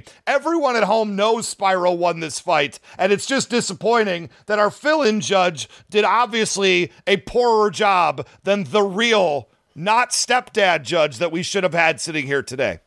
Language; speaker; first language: English; native; English